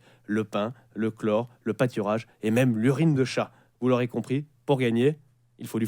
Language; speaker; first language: French; native; French